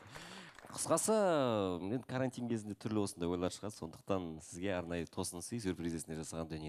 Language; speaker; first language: Kazakh; native; Kazakh